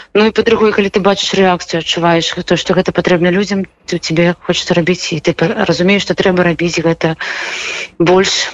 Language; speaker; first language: Belarusian; non-native, local second language; Russian